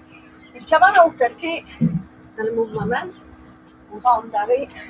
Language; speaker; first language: Italian; non-native, learner; French